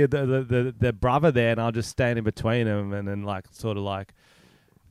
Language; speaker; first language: English; native; English